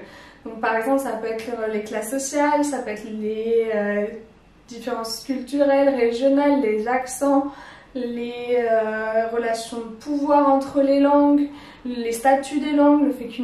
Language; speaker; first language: French; native; French